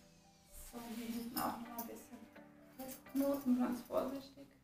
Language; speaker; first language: German; native; German